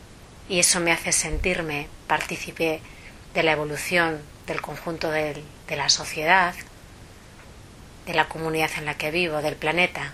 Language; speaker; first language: Spanish; native; Spanish